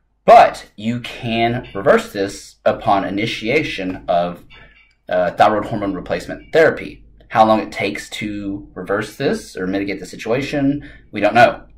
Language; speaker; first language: English; native; English